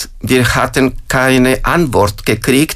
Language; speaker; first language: German; non-native, fluent; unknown